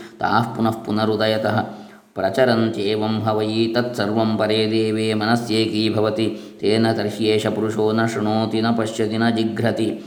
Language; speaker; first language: Hindi; non-native, local second language; Kannada